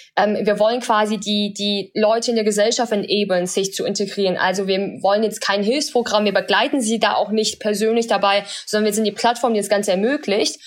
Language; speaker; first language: German; early bilingual, other home language; Chinese